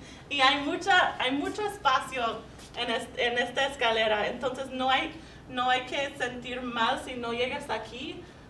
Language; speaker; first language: Spanish; non-native, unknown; English